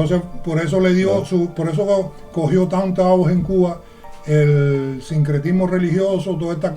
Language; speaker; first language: Spanish; native; Spanish